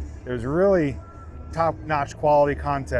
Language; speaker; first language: English; native; English